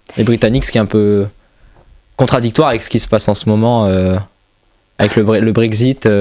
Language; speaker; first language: French; native; French